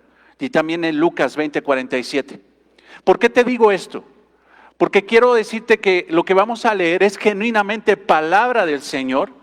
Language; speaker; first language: Spanish; native; Spanish